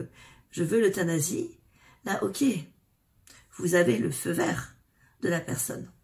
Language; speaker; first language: French; native; French